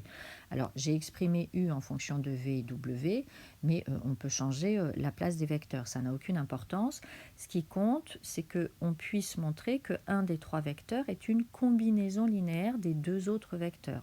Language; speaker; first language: French; native; French